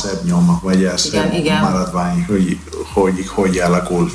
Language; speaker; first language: Hungarian; non-native, fluent; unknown